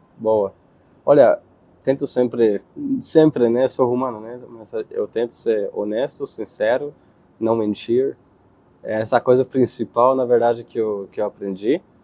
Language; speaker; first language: Portuguese; non-native, fluent; Hebrew